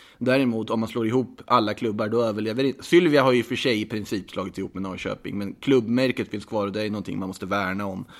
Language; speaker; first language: Swedish; native; Swedish